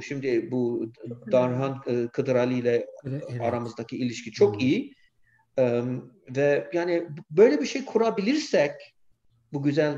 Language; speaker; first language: Turkish; non-native, fluent; English